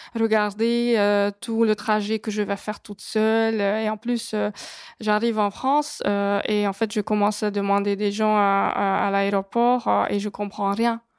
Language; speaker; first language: French; non-native, fluent; Hungarian